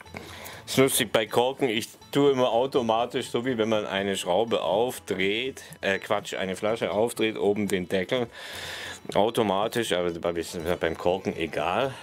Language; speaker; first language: German; native; German